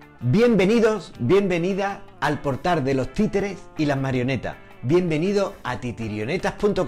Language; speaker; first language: Spanish; native; Spanish